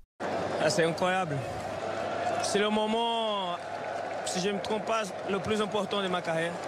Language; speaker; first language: French; non-native, fluent; Portuguese